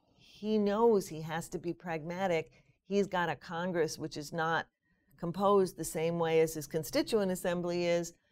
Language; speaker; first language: English; native; English